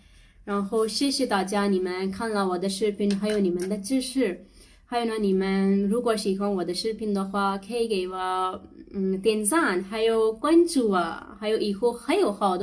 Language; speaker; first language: Chinese; non-native, learner; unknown